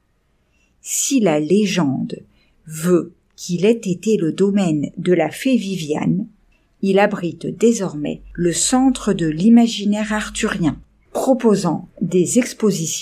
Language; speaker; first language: French; native; French